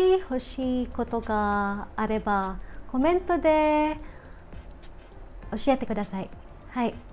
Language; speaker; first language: Japanese; non-native, learner; Filipino